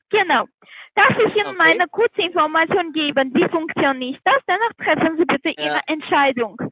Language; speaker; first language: German; non-native, learner; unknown